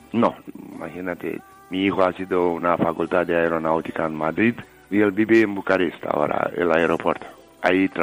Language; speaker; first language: Spanish; non-native, learner; Romanian